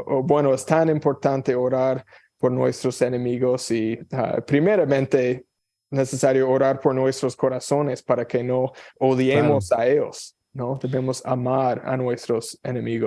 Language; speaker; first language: Spanish; non-native, fluent; English